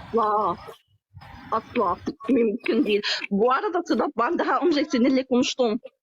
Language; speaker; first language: Turkish; non-native, fluent; Arabic